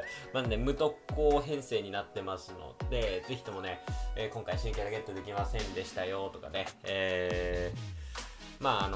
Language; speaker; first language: Japanese; native; Japanese